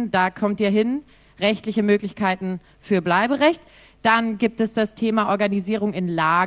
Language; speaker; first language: German; native; German